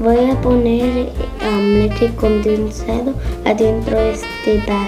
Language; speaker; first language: Spanish; early bilingual, heritage; Spanish